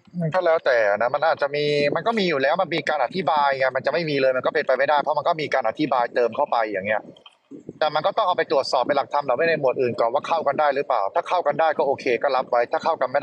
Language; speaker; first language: Thai; native; Thai